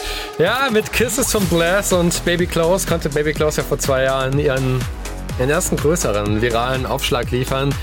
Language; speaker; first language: German; native; German